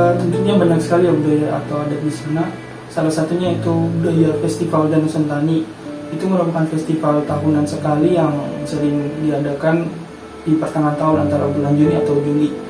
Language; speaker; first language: Indonesian; native; Indonesian